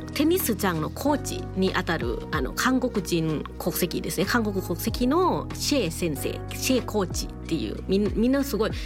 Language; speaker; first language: Japanese; non-native, fluent; Thai